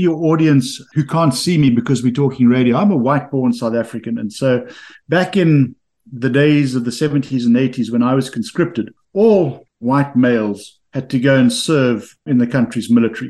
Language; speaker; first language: English; native; English